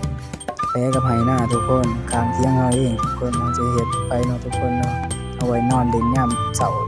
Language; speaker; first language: Thai; non-native, local second language; Lao